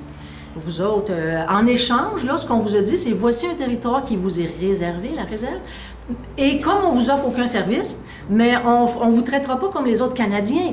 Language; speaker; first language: French; native; French